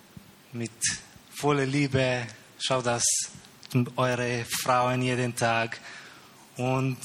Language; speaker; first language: German; non-native, learner; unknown